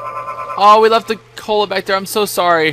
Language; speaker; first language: English; native; English